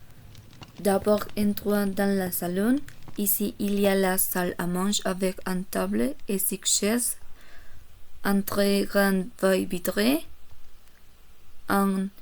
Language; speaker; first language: French; non-native, learner; Korean